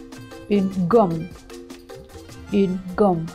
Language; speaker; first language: French; non-native, fluent; Sinhala